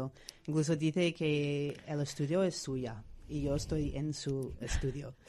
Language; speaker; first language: Spanish; non-native, fluent; English